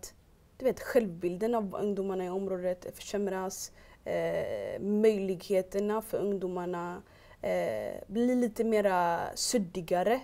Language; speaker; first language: Swedish; early bilingual, other home language; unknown